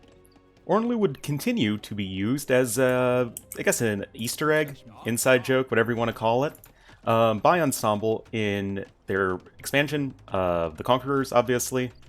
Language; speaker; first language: English; native; English